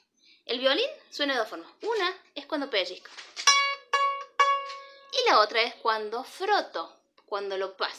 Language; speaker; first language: Spanish; native; Spanish